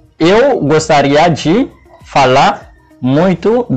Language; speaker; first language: Portuguese; non-native, learner; Haitian Creole